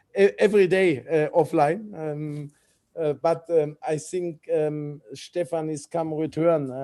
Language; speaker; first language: English; non-native, learner; German